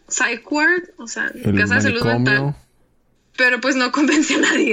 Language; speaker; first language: Spanish; native; Spanish